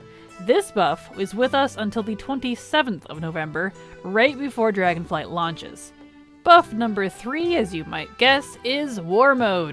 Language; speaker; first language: English; native; English